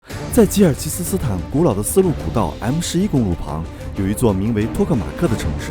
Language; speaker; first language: Chinese; native; Chinese